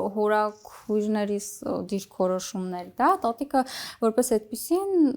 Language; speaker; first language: Armenian; native; Armenian